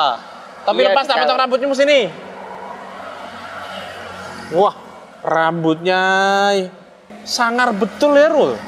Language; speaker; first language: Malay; non-native, local second language; Javanese